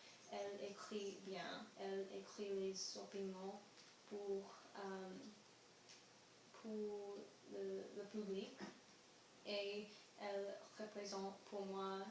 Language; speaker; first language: French; non-native, learner; English